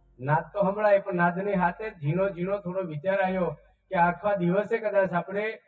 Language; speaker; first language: Gujarati; non-native, local second language; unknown